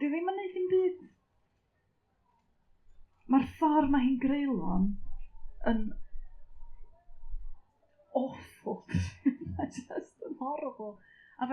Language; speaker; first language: Welsh; native; Welsh